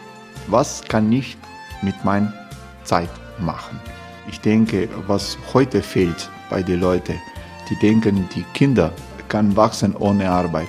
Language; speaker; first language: German; non-native, learner; Croatian